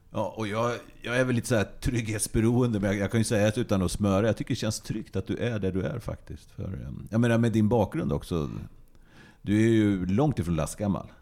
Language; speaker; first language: Swedish; native; Swedish